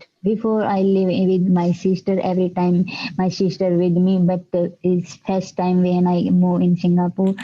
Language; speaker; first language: English; non-native, learner; Hindi